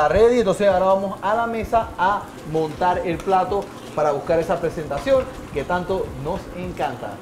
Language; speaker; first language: Spanish; native; Spanish